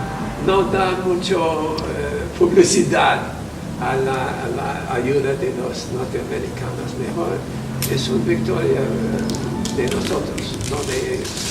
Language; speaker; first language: Spanish; non-native, fluent; English